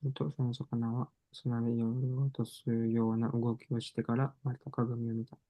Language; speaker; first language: Japanese; non-native, fluent; Indonesian